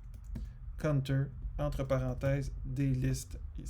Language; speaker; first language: French; native; French